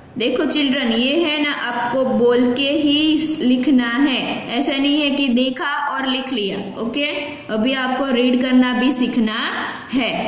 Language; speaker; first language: Hindi; non-native, local second language; Gujarati